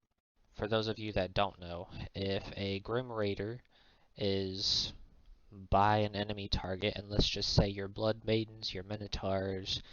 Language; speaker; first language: English; native; English